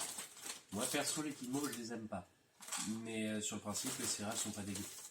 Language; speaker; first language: French; native; French